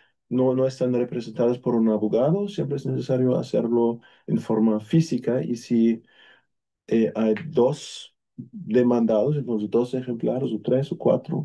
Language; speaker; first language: Spanish; non-native, fluent; German